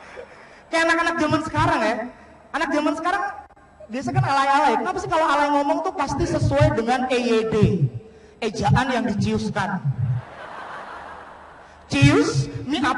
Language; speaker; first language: Indonesian; native; Indonesian